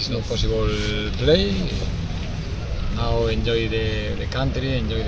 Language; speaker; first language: English; non-native, learner; Spanish